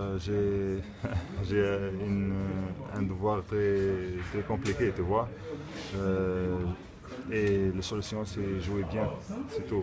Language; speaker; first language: French; non-native, local second language; Arabic